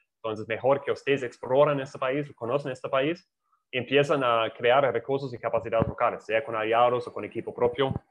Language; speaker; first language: Spanish; non-native, fluent; German